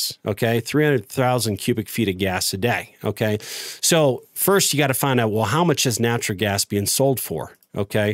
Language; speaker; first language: English; native; English